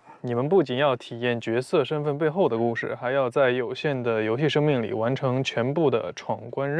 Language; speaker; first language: Chinese; native; Chinese